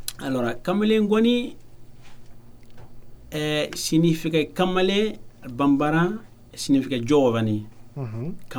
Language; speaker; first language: Italian; non-native, learner; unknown